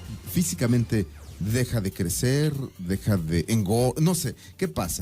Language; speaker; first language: Spanish; native; Spanish